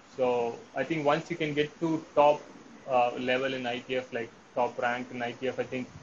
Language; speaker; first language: English; non-native, local second language; Tamil